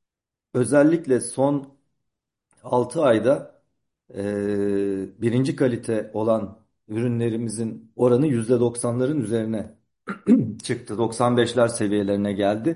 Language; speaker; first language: Turkish; native; Turkish